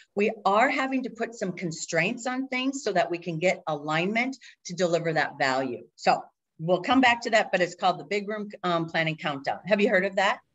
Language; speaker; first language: English; native; English